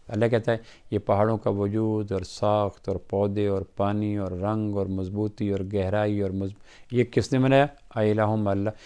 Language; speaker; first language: Urdu; native; Urdu